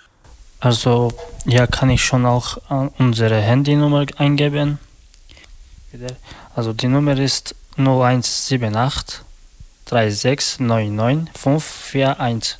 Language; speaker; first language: German; non-native, learner; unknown